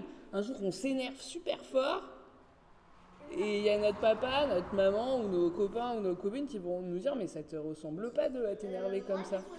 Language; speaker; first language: French; native; French